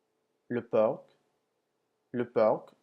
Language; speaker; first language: French; non-native, fluent; English